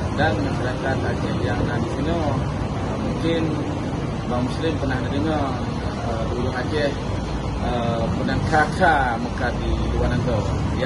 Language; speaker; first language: Indonesian; non-native, local second language; Achinese